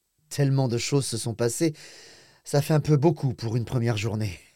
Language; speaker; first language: French; native; French